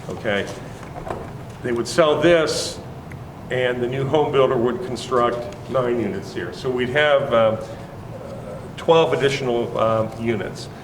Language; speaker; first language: English; native; English